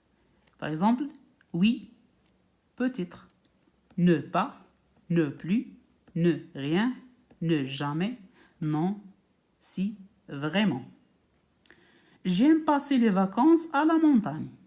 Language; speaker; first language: French; non-native, local second language; Arabic